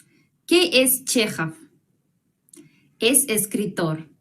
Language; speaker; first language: Spanish; non-native, fluent; Russian